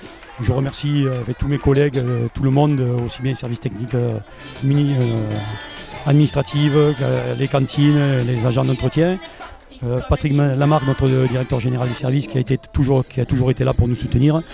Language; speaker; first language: French; native; French